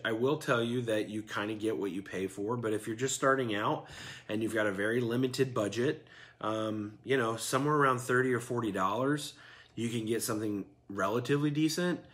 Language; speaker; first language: English; native; English